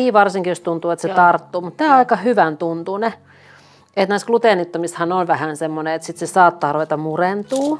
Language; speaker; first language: Finnish; native; Finnish